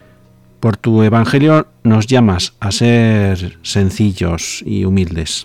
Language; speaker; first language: Spanish; native; Spanish